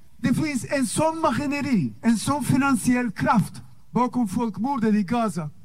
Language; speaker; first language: Swedish; non-native, fluent; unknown